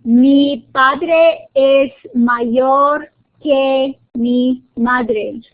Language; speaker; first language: Spanish; non-native, fluent; English